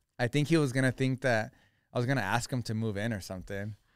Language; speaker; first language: English; early bilingual, other home language; Spanish